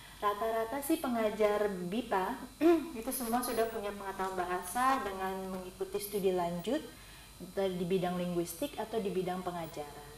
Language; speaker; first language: Indonesian; native; Indonesian